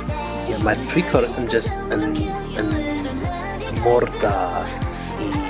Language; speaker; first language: Welsh; non-native, learner; English